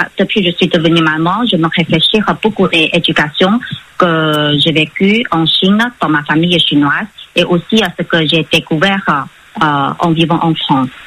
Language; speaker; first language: French; non-native, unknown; Chinese